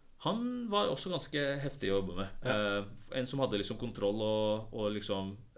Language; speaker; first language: Norwegian; early bilingual, other home language; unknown